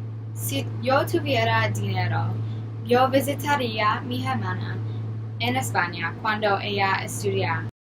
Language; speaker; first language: Spanish; non-native, learner; English